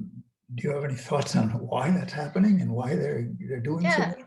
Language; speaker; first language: English; native; English